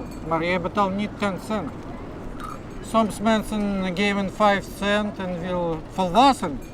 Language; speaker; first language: Dutch; non-native, learner; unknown